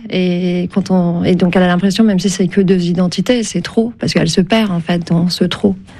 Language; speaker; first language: French; early bilingual, other home language; Turkish